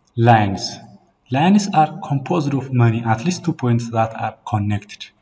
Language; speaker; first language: English; non-native, local second language; Amharic